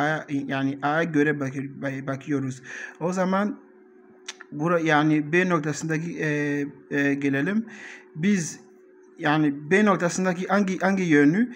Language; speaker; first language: Turkish; non-native, learner; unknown